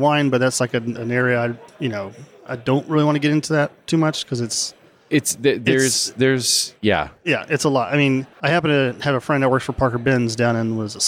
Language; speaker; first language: English; native; English